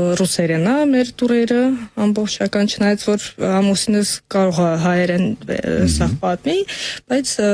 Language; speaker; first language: Armenian; non-native, fluent; Russian